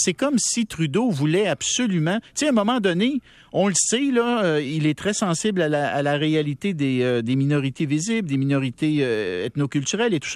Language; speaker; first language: French; native; French